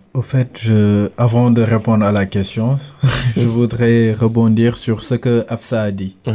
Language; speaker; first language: French; non-native, local second language; Wolof